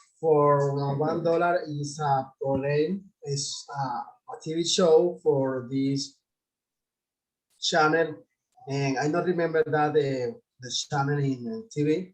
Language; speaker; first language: English; non-native, learner; Spanish